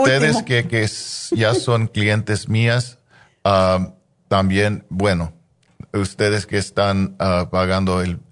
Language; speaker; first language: Spanish; non-native, fluent; English